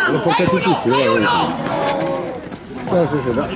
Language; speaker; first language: Italian; native; Italian